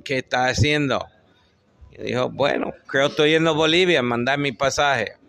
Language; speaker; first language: Spanish; non-native, fluent; English